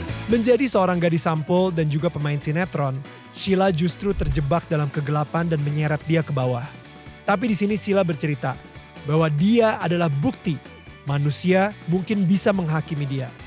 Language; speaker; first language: Indonesian; native; Indonesian